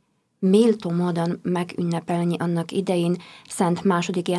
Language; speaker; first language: Hungarian; non-native, fluent; Polish